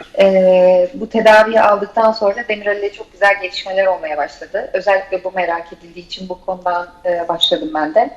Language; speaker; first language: Turkish; native; Turkish